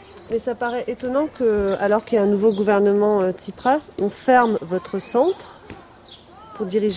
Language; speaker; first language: French; native; French